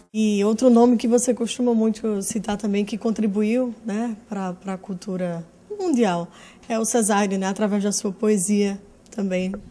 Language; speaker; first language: Portuguese; native; Portuguese